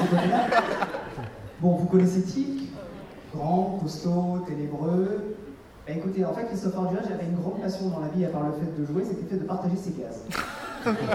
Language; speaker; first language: French; native; French